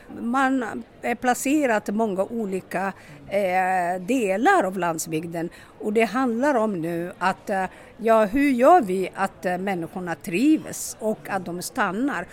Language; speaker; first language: Swedish; non-native, local second language; Somali